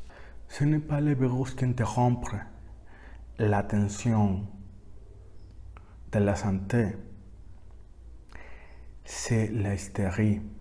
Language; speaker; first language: French; non-native, learner; Spanish